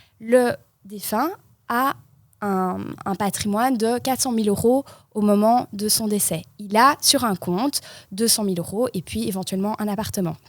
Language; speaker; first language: French; native; French